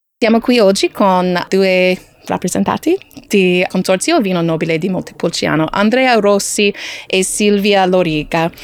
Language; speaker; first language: Italian; non-native, learner; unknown